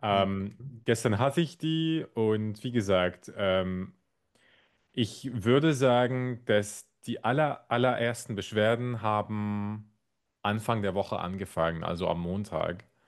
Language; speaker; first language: German; non-native, fluent; Arabic